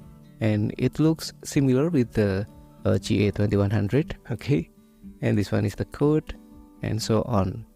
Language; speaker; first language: English; non-native, fluent; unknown